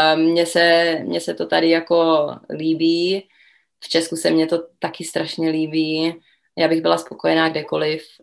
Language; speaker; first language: Czech; early bilingual, other home language; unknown